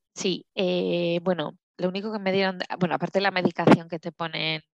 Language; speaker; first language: Spanish; native; Spanish